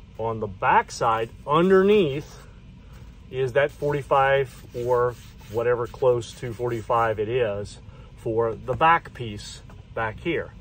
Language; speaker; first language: English; native; English